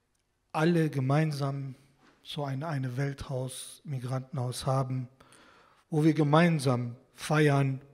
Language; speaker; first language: German; non-native, fluent; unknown